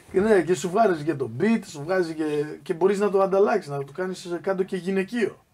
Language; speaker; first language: Greek; early bilingual, other home language; English